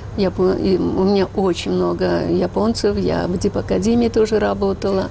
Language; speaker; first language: Russian; native; Russian